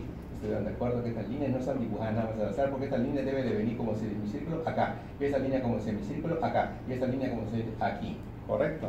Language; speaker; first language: Spanish; native; Spanish